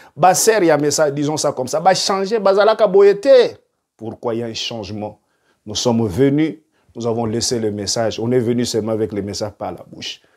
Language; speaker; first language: French; non-native, local second language; Lingala